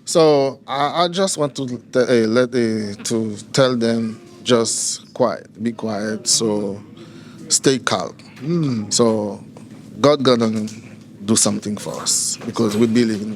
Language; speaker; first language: English; non-native, learner; Haitian Creole